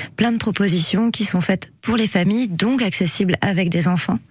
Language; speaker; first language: French; native; French